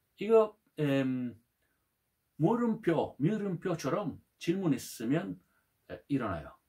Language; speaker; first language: Korean; non-native, learner; Italian